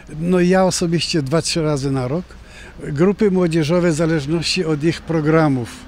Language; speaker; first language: Polish; early bilingual, heritage; Polish